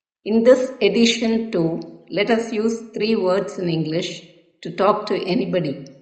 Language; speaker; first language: English; non-native, local second language; Tamil